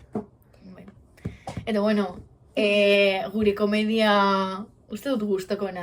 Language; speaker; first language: Basque; non-native, local second language; Spanish